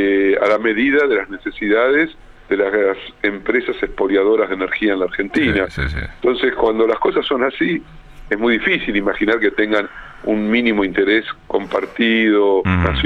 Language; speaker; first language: Spanish; native; Spanish